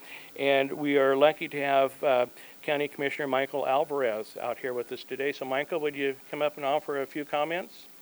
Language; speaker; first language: English; native; English